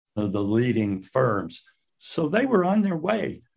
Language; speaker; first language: English; native; English